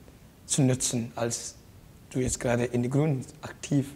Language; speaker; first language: German; non-native, learner; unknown